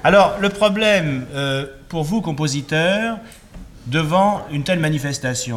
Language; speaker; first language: French; native; French